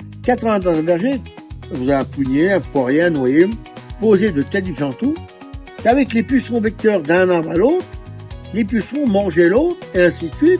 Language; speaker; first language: French; native; French